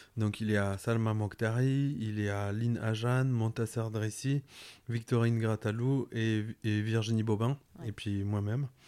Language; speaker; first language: French; non-native, fluent; Spanish